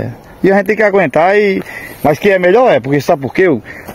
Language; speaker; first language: Portuguese; native; Portuguese